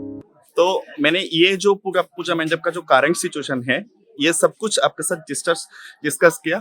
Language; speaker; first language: Hindi; non-native, learner; Bangla